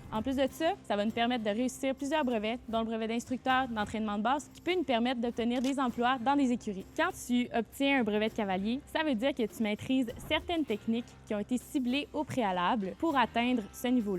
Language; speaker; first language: French; native; French